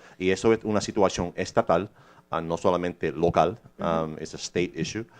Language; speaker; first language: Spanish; early bilingual, heritage; English